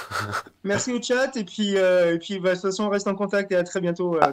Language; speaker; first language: French; native; French